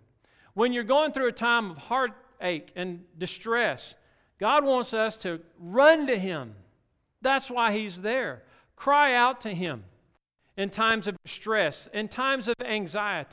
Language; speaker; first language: English; native; English